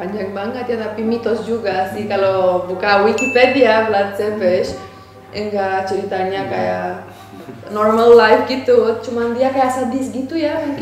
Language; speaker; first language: Indonesian; non-native, fluent; Romanian